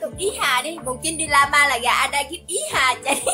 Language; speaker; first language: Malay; non-native, learner; Vietnamese